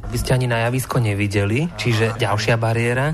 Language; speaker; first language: Slovak; native; Slovak